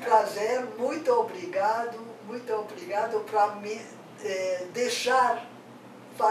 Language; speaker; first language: Portuguese; non-native, fluent; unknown